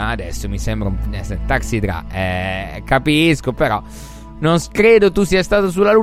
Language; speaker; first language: Italian; native; Italian